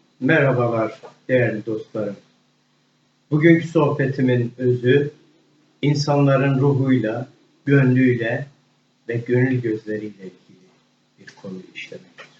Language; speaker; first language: Turkish; native; Turkish